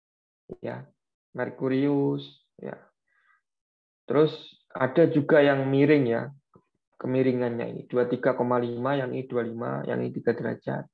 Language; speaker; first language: Indonesian; native; Indonesian